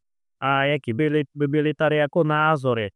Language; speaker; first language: Czech; non-native, fluent; Russian